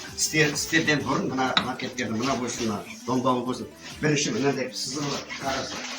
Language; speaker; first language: Kazakh; native; Kazakh